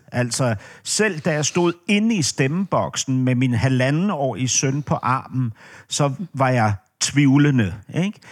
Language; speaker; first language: Danish; native; Danish